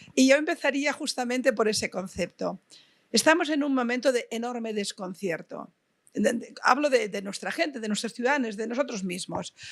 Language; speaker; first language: Spanish; non-native, local second language; Catalan